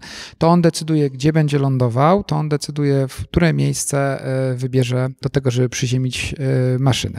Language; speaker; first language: Polish; native; Polish